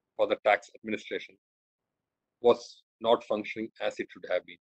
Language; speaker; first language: English; non-native, local second language; Malayalam